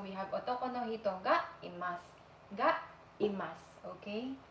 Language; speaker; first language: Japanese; non-native, fluent; Filipino